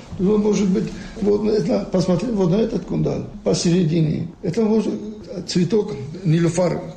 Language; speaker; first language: Russian; non-native, local second language; Tajik